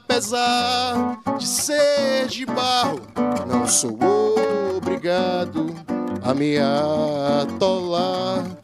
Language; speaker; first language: Portuguese; native; Portuguese